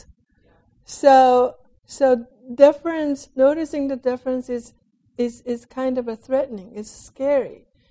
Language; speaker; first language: English; non-native, fluent; Japanese